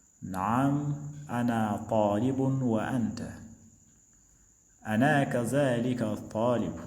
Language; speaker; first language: Arabic; non-native, fluent; Wolof